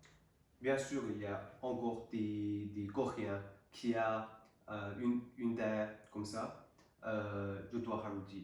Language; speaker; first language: French; non-native, learner; Chinese